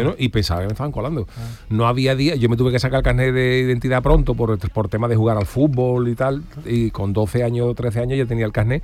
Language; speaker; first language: Spanish; native; Spanish